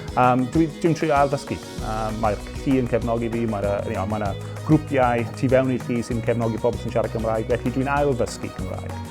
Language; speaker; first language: Welsh; non-native, local second language; English